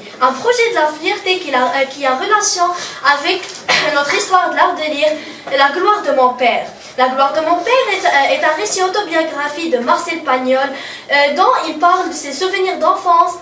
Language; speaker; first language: French; non-native, local second language; Arabic